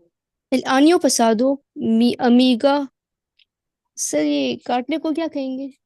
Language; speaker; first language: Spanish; non-native, learner; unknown